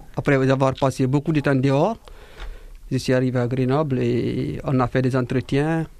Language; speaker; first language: French; non-native, fluent; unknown